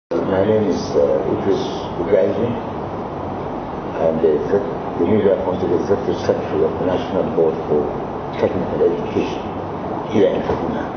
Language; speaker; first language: English; non-native, local second language; Hausa